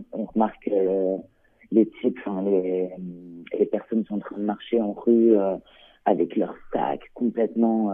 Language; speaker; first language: French; native; French